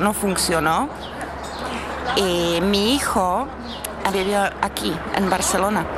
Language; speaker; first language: Spanish; non-native, learner; Czech